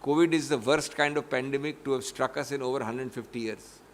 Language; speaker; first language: English; non-native, local second language; Hindi